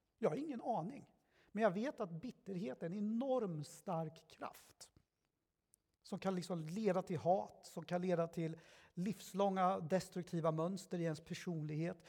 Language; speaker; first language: Swedish; early bilingual, other home language; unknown